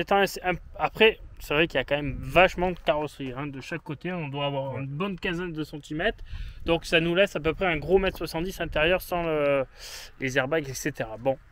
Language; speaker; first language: French; native; French